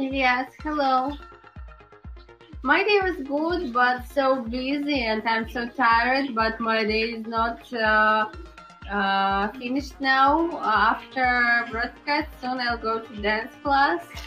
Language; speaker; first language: English; non-native, learner; Russian